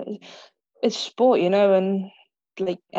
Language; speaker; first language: English; native; English